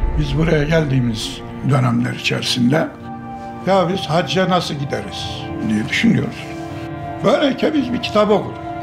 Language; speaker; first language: Turkish; native; Turkish